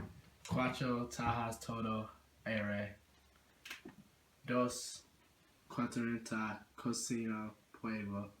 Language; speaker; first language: Spanish; non-native, learner; English